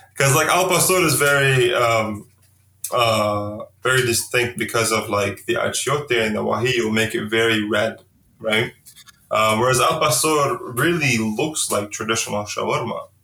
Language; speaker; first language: English; early bilingual, heritage; Arabic